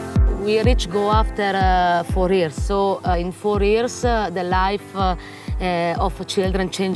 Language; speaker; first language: English; non-native, fluent; Italian